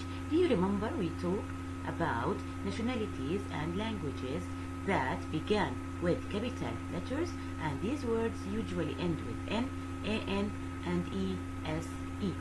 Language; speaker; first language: English; non-native, fluent; Arabic